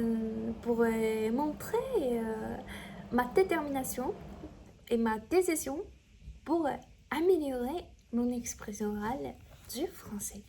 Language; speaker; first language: French; non-native, learner; Chinese